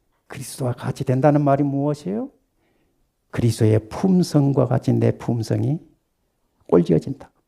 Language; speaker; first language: Korean; native; Korean